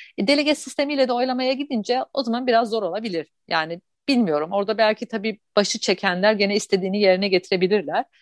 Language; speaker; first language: Turkish; early bilingual, heritage; Turkish